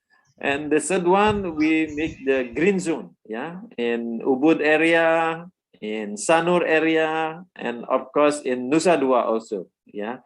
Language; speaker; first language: English; non-native, learner; Indonesian